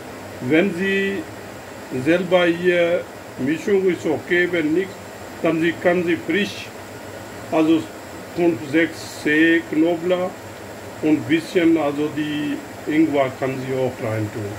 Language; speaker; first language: German; non-native, learner; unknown